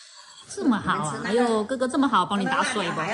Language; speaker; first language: Chinese; native; Chinese